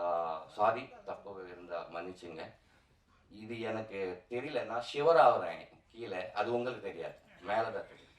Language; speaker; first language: Tamil; non-native, learner; Telugu